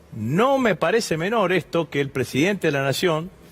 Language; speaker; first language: Spanish; native; Spanish